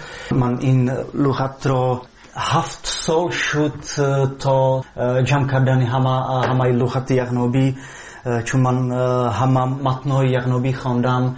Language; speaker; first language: Persian; non-native, fluent; Slovak